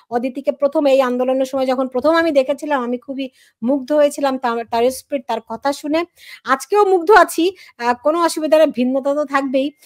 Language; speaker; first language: Bangla; native; Bangla